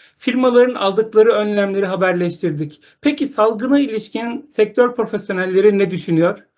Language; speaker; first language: Turkish; native; Turkish